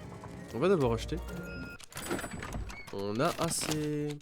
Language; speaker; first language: French; native; French